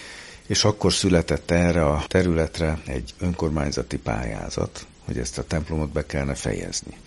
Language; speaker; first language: Hungarian; native; Hungarian